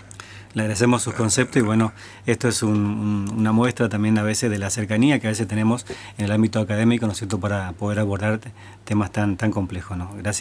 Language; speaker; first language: Spanish; native; Spanish